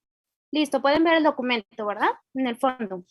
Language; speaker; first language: Spanish; native; Spanish